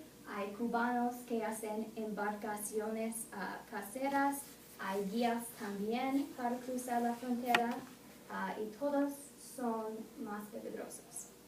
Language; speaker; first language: Spanish; non-native, learner; English